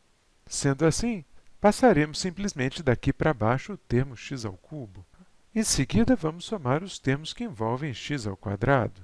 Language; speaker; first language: Portuguese; native; Portuguese